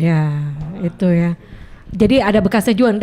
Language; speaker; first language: Indonesian; native; Indonesian